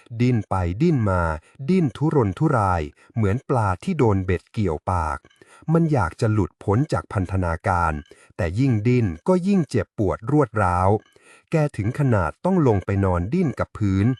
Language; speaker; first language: Thai; native; Thai